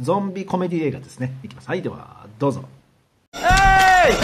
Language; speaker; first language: Japanese; native; Japanese